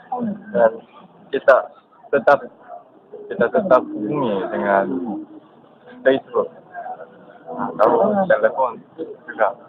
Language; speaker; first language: Indonesian; non-native, learner; Korean